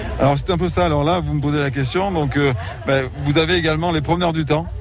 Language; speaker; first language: French; native; French